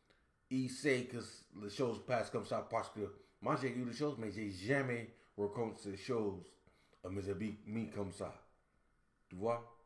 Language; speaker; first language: French; non-native, learner; English